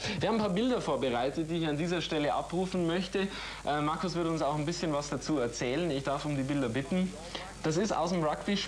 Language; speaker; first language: German; native; German